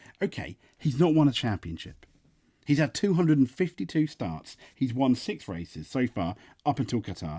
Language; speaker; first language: English; native; English